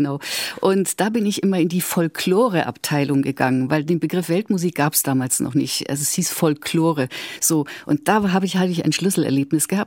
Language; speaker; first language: German; native; German